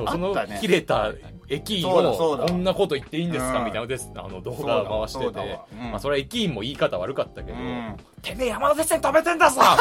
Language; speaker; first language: Japanese; native; Japanese